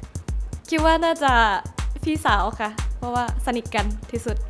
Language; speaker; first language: Thai; non-native, learner; Japanese